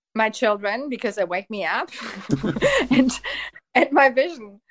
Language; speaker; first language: English; early bilingual, heritage; Polish